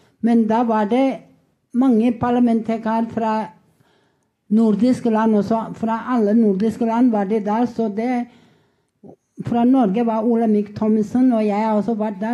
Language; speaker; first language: Norwegian; non-native, fluent; Tibetan